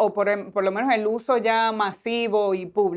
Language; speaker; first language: Spanish; native; Spanish